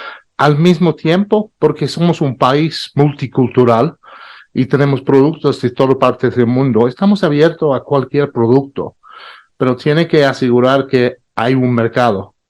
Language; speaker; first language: Spanish; non-native, fluent; English